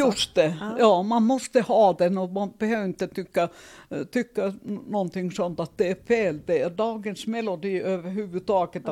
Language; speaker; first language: Swedish; non-native, learner; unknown